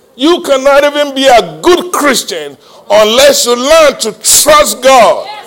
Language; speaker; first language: English; non-native, local second language; Yoruba